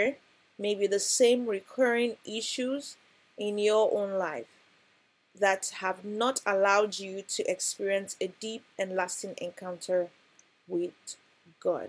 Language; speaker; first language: English; non-native, local second language; Yoruba